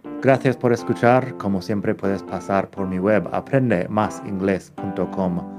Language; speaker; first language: Spanish; non-native, fluent; English